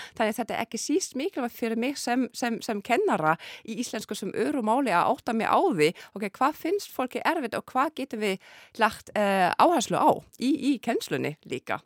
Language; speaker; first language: Icelandic; non-native, fluent; German